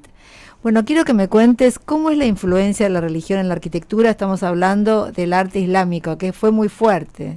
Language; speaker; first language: Spanish; native; Spanish